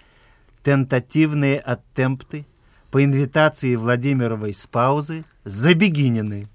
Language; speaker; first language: Russian; native; Russian